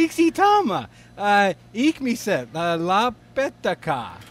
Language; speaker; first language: Finnish; non-native, learner; English